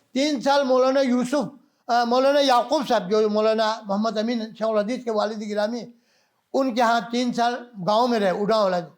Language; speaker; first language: Urdu; non-native, local second language; Balti